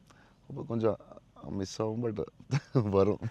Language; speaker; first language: Tamil; non-native, local second language; Telugu